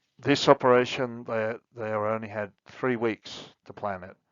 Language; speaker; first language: English; native; English